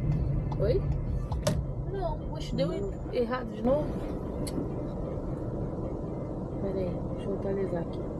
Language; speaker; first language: Portuguese; native; Portuguese